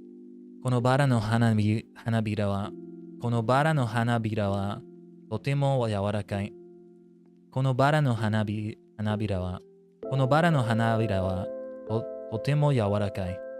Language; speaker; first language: Japanese; non-native, learner; English